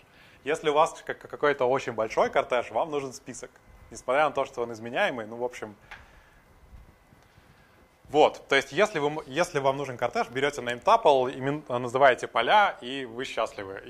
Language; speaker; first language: Russian; native; Russian